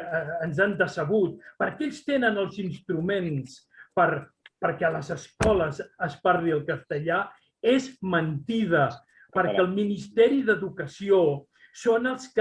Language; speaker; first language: Catalan; non-native, local second language; Spanish